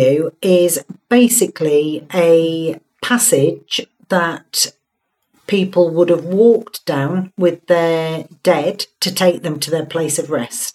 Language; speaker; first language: English; native; English